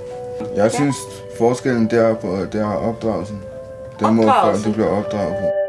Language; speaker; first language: Danish; early bilingual, other home language; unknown